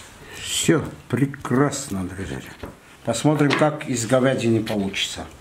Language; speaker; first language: Russian; non-native, fluent; Armenian